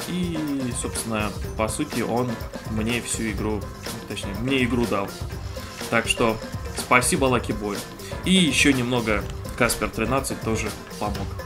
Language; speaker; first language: Russian; non-native, fluent; Romanian